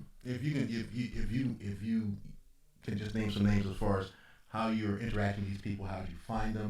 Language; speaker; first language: English; native; English